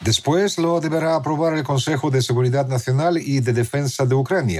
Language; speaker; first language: Spanish; native; Spanish